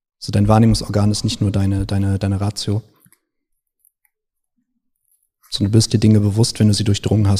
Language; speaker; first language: German; native; German